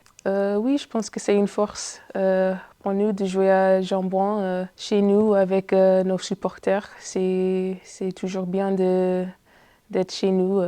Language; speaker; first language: French; non-native, fluent; English